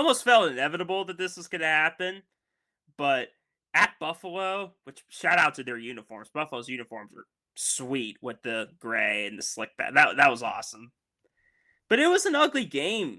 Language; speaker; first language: English; native; English